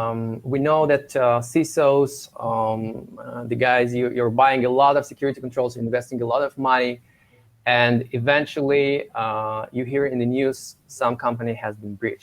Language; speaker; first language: English; non-native, fluent; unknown